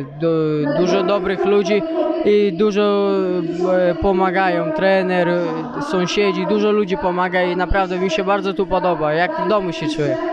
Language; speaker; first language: Polish; early bilingual, other home language; Chechen